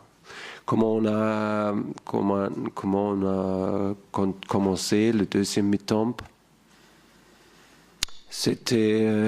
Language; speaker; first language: French; non-native, fluent; German